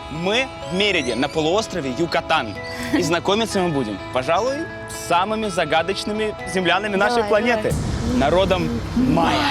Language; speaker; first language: Russian; native; Russian